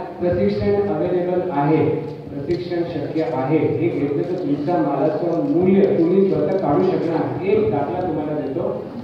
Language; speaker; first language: Marathi; non-native, local second language; Hindi